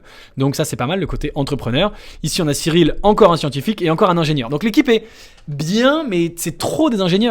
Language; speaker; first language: French; native; French